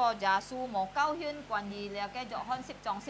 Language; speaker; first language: Chinese; early bilingual, heritage; Hakka Chinese